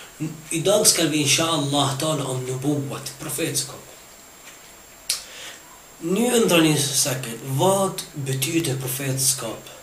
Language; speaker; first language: Swedish; early bilingual, other home language; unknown